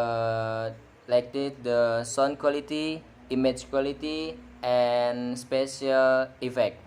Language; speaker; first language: English; non-native, learner; Indonesian